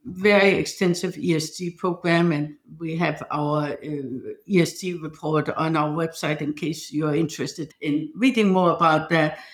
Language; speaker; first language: English; non-native, fluent; Danish